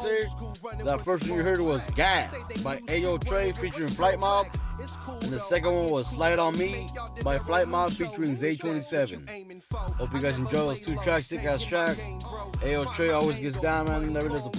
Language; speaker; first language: English; native; English